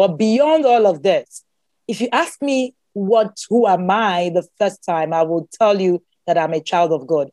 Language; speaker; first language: English; non-native, local second language; Igbo